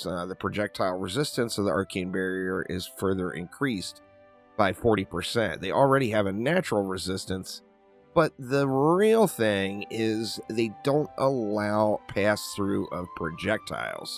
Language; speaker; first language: English; native; English